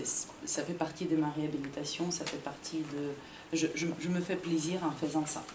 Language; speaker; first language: French; non-native, fluent; Ukrainian